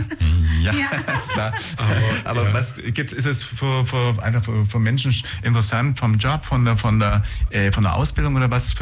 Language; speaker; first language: German; native; German